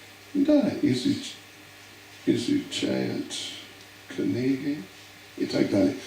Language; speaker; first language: Russian; non-native, learner; English